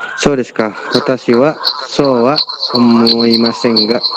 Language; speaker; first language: Japanese; non-native, learner; Indonesian